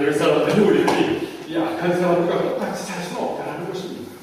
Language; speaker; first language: Korean; native; Korean